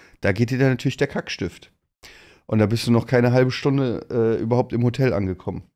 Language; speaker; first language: German; native; German